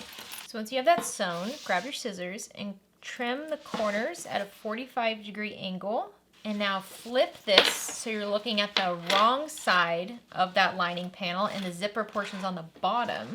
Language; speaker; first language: English; native; English